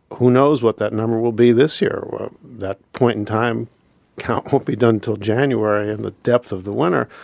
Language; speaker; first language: English; native; English